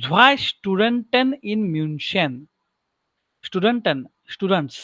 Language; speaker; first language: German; non-native, learner; Marathi